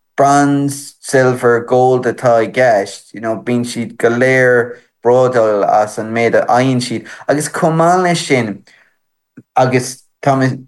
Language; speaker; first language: Irish; non-native, local second language; English